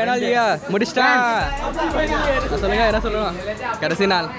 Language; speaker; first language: Tamil; non-native, learner; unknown